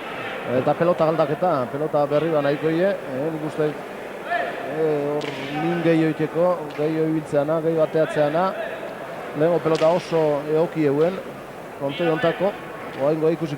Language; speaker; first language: Basque; native; Basque